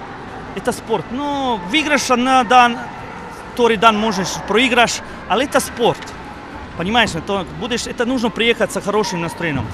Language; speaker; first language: Russian; non-native, learner; Serbian